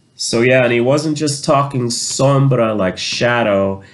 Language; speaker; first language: English; native; English